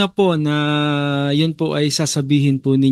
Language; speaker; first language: Filipino; native; Filipino